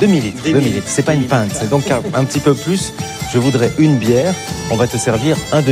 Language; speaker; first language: French; native; French